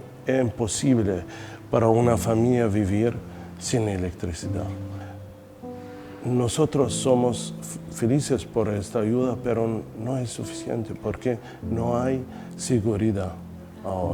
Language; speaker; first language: Spanish; non-native, fluent; Arabic